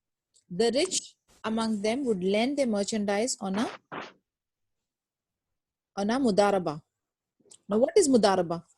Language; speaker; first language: English; non-native, local second language; Urdu